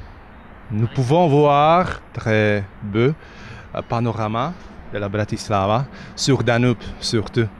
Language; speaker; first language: French; non-native, learner; Slovak